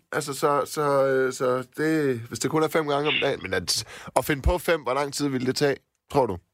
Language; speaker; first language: Danish; native; Danish